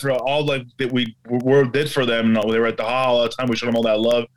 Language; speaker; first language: English; native; English